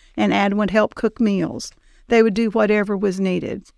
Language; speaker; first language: English; native; English